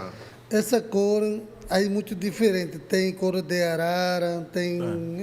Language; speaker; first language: Portuguese; non-native, learner; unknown